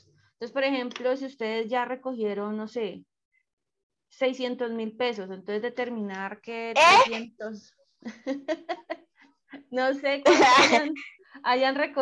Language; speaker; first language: Spanish; native; Spanish